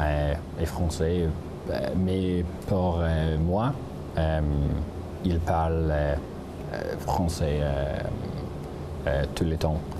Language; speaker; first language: French; non-native, learner; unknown